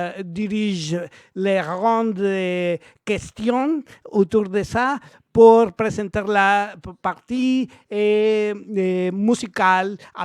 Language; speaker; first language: French; non-native, learner; Spanish